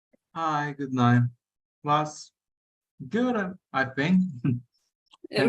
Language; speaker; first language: English; non-native, fluent; Spanish